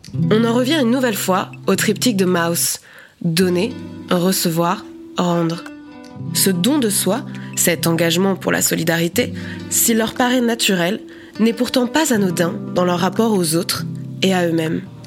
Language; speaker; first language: French; native; French